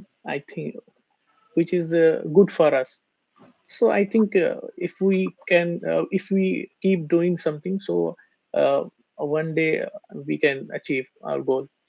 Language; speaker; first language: English; non-native, learner; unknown